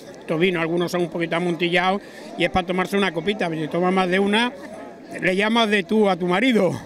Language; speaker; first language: Spanish; native; Spanish